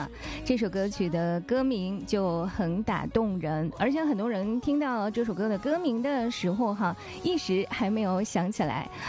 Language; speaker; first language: Chinese; native; Chinese